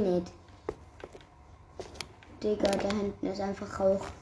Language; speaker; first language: German; native; German